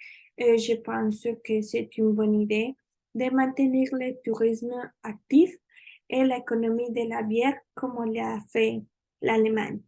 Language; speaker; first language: French; non-native, learner; Spanish